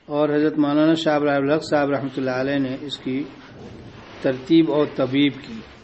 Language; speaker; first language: Urdu; native; Urdu